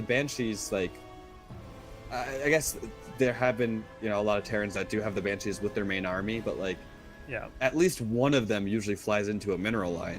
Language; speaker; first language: English; native; English